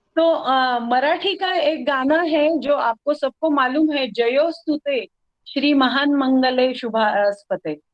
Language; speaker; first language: Hindi; non-native, local second language; Marathi